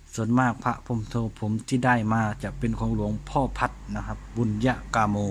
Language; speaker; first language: Thai; non-native, local second language; Northeastern Thai